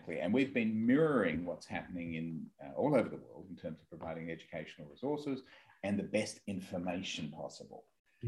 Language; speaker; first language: English; native; English